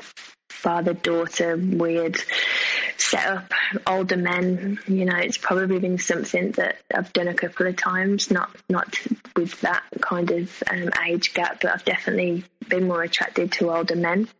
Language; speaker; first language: English; native; English